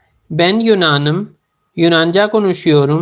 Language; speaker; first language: Turkish; non-native, fluent; Urdu